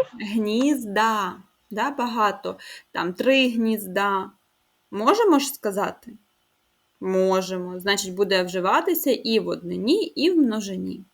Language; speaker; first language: Ukrainian; native; Ukrainian